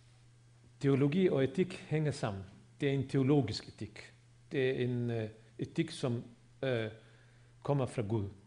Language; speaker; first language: Swedish; non-native, fluent; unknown